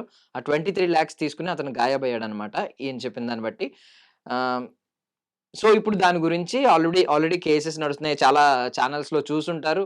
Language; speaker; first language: Telugu; native; Telugu